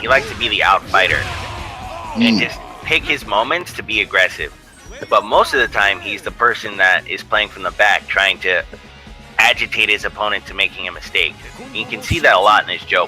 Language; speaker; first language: English; native; English